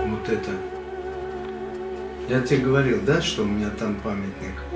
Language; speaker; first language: Russian; non-native, local second language; Armenian